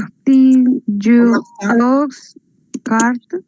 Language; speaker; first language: French; non-native, learner; Spanish